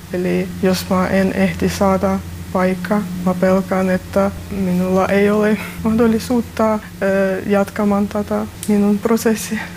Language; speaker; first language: Finnish; non-native, learner; Ukrainian